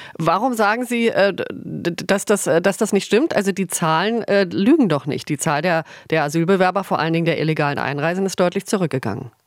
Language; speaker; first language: German; native; German